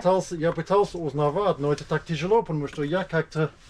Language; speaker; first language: Russian; non-native, learner; English